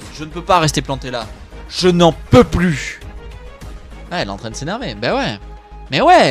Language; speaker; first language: French; native; French